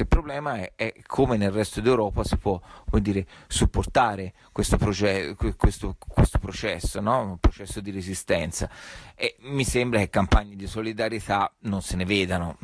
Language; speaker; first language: Italian; native; Italian